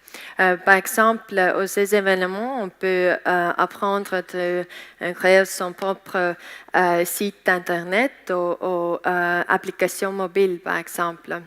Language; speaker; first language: French; non-native, learner; Estonian